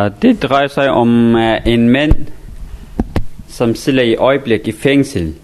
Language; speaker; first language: Danish; non-native, learner; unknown